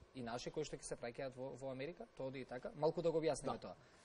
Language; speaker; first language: Macedonian; native; Macedonian